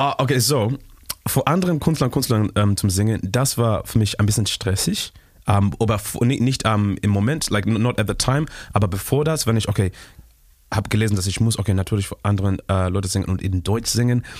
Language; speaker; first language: German; non-native, learner; Shona